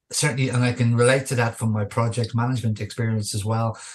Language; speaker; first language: English; native; English